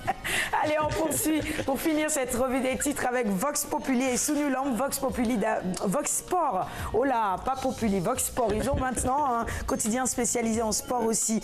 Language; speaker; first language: French; non-native, local second language; Wolof